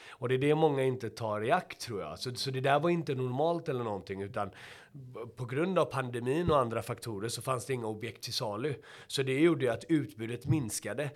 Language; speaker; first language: Swedish; early bilingual, other home language; Persian